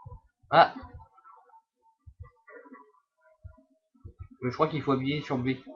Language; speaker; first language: French; native; French